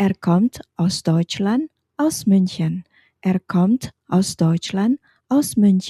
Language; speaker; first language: German; non-native, fluent; Indonesian